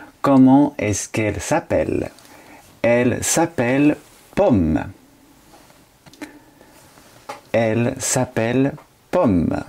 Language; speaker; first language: French; non-native, fluent; Japanese